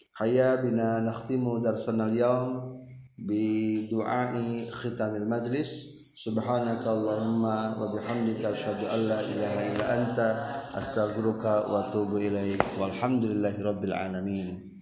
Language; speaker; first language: Arabic; non-native, fluent; Indonesian